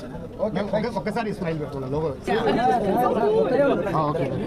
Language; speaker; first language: Telugu; native; Telugu